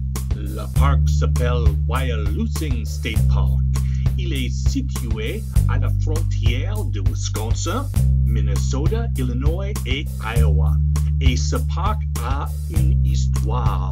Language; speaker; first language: French; non-native, learner; English